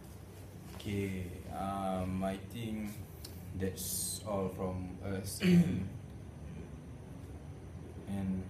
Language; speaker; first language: English; non-native, local second language; Malay